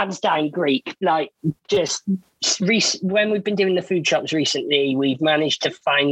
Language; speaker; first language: English; native; English